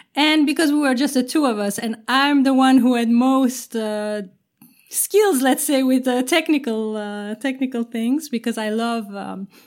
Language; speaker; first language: English; non-native, fluent; Turkish